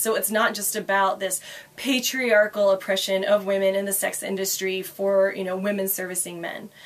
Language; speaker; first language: English; native; English